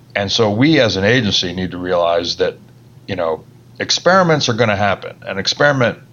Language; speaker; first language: English; native; English